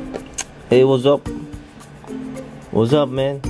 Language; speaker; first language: English; non-native, local second language; Filipino